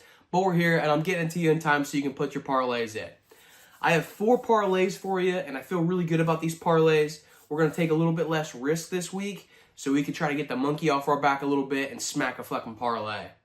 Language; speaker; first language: English; native; English